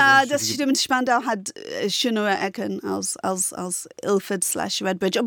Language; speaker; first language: German; non-native, fluent; English